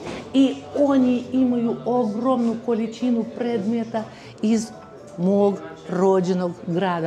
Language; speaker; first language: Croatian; non-native, fluent; Russian